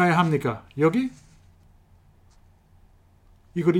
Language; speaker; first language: Korean; non-native, fluent; English